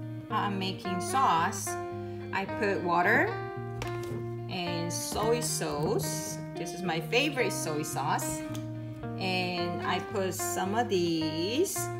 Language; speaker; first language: English; non-native, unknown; Korean